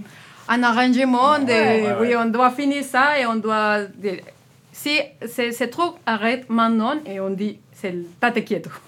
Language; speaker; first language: French; non-native, learner; Spanish